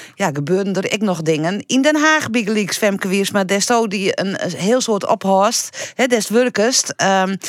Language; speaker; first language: Dutch; native; Dutch